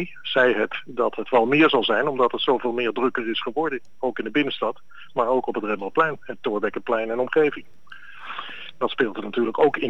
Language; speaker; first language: Dutch; native; Dutch